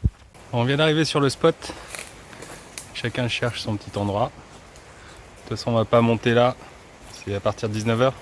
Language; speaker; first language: French; native; French